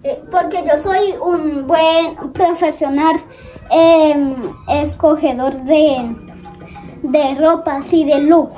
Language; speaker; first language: Spanish; early bilingual, heritage; Spanish